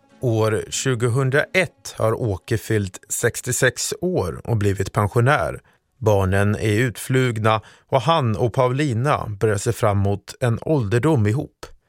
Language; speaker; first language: Swedish; native; Swedish